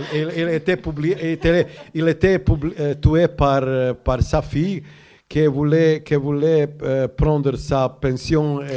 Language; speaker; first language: French; non-native, learner; Croatian